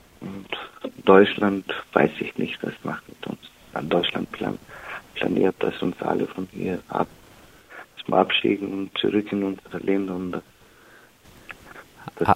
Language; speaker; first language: German; non-native, learner; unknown